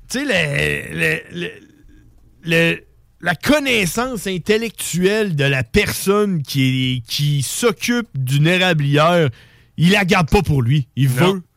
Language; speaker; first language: French; native; French